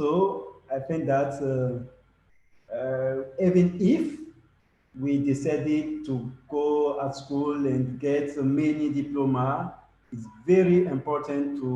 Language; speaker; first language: English; non-native, learner; French